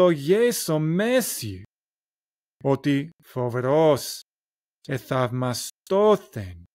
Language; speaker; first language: Greek; non-native, learner; English